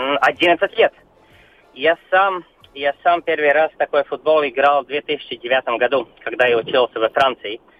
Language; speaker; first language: Russian; non-native, local second language; Latvian